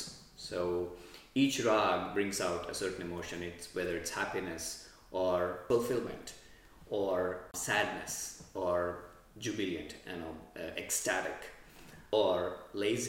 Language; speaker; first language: English; non-native, local second language; Telugu